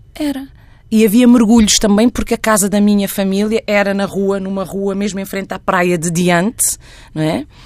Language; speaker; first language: Portuguese; non-native, local second language; Kabuverdianu